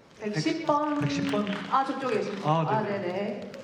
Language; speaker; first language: Korean; native; Korean